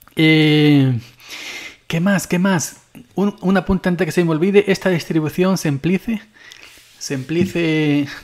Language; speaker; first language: Spanish; native; Spanish